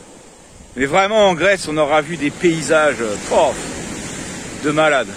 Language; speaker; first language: French; native; French